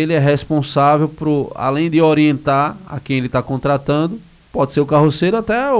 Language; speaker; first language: Portuguese; native; Portuguese